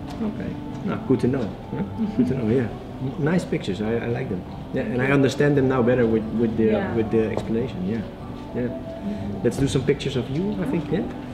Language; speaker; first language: English; non-native, fluent; Dutch